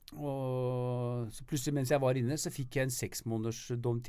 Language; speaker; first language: Norwegian; native; Norwegian